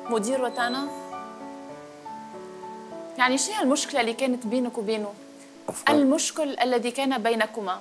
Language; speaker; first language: Arabic; native; Arabic